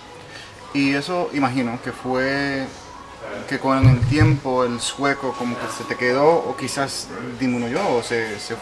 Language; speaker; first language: Spanish; native; Spanish